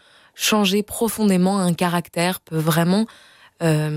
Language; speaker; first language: French; native; French